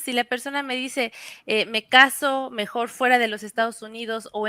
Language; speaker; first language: Spanish; native; Spanish